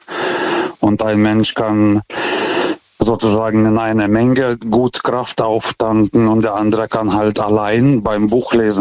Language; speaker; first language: German; non-native, fluent; Lithuanian